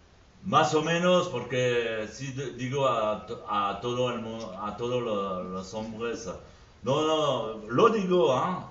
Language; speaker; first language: Spanish; non-native, fluent; French